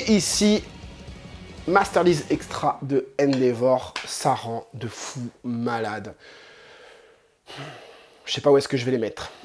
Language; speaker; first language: French; native; French